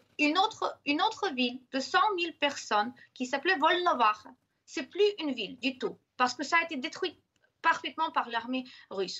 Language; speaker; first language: French; non-native, fluent; Ukrainian